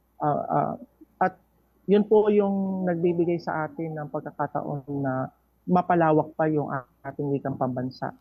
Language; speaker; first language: Filipino; non-native, local second language; Pampanga